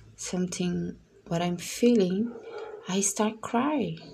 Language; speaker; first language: English; non-native, learner; Portuguese